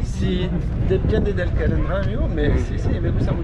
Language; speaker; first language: Spanish; non-native, learner; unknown